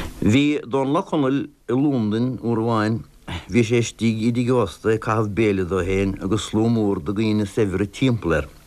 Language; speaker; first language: Irish; non-native, local second language; English